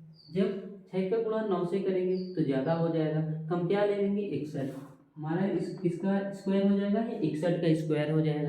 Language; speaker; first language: Hindi; native; Hindi